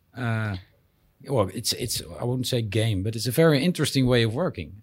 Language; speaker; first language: English; non-native, fluent; Dutch